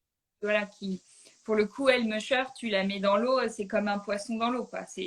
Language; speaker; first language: French; native; French